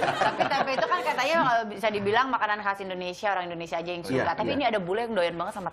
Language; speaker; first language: Indonesian; native; Indonesian